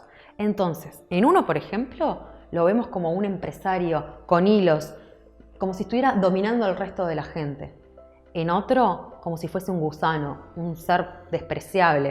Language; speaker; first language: Spanish; native; Spanish